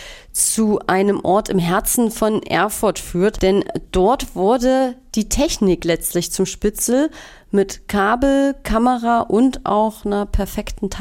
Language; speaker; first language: German; native; German